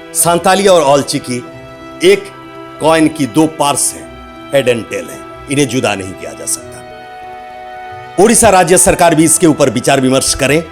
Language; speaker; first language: Hindi; non-native, local second language; Odia